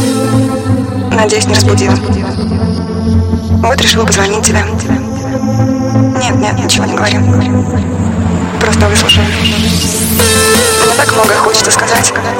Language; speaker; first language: Russian; native; Russian